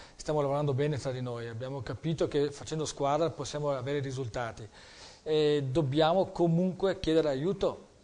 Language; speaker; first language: Italian; native; Italian